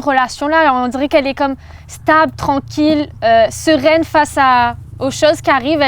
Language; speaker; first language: French; native; French